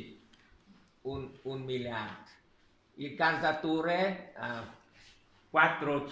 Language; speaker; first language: Italian; non-native, learner; Vietnamese